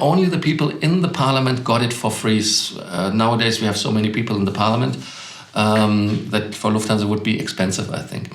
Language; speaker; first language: English; non-native, fluent; German